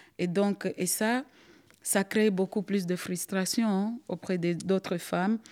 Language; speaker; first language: French; non-native, local second language; Swahili